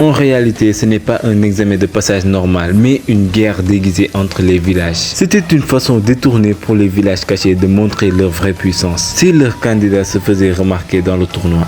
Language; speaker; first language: French; native; French